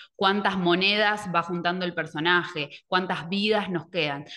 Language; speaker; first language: Spanish; native; Spanish